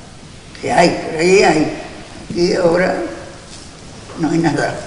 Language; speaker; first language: Spanish; non-native, local second language; Galician